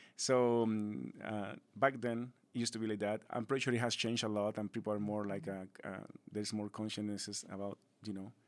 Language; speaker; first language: English; non-native, fluent; Spanish